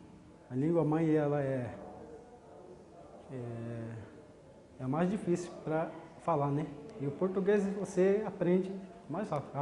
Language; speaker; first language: Portuguese; non-native, local second language; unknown